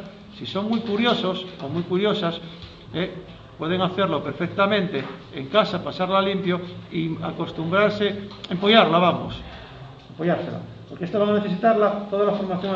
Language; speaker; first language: Spanish; native; Spanish